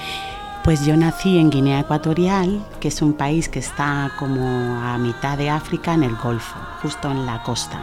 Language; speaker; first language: Spanish; early bilingual, other home language; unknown